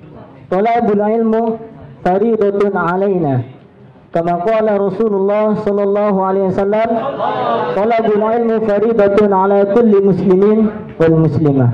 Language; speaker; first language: Arabic; non-native, learner; Indonesian